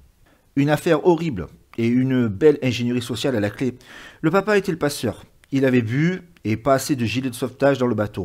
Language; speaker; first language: French; native; French